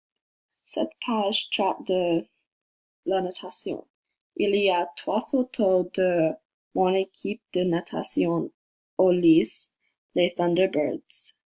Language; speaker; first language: French; non-native, learner; English